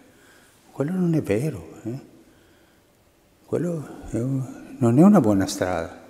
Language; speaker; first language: Italian; non-native, local second language; Spanish